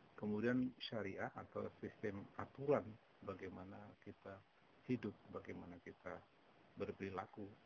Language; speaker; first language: Indonesian; native; Indonesian